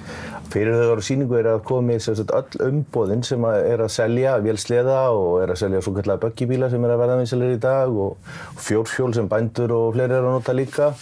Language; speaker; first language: Icelandic; native; Icelandic